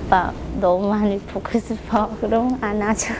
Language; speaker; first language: Korean; non-native, learner; Khmer